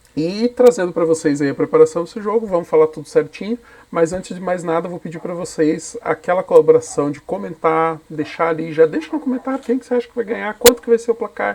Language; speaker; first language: Portuguese; native; Portuguese